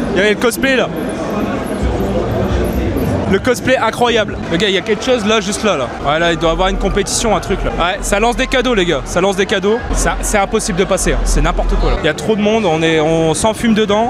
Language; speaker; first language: French; native; French